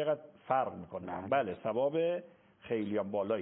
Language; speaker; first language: Persian; native; Persian